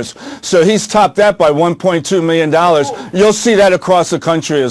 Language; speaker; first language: English; native; English